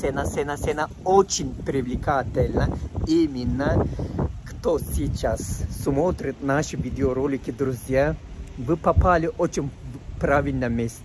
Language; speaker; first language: Russian; non-native, fluent; Turkish